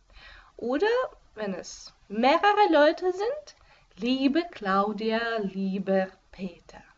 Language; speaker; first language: German; non-native, fluent; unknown